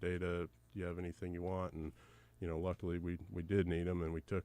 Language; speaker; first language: English; native; English